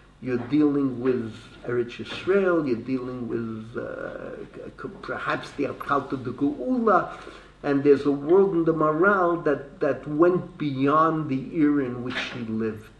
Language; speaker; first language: English; native; English